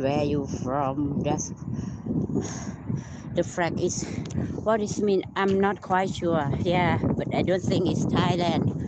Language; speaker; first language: English; non-native, learner; Thai